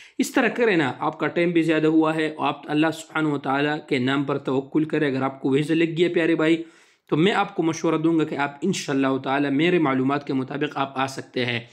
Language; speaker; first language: Urdu; non-native, local second language; Pashto